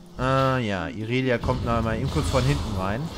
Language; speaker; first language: German; native; German